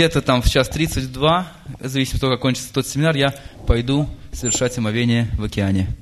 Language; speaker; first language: Russian; native; Russian